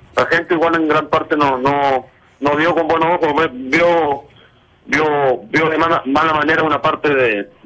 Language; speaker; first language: Spanish; native; Spanish